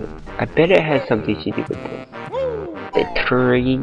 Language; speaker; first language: English; native; English